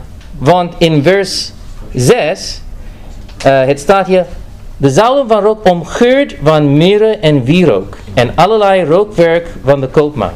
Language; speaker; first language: Dutch; non-native, fluent; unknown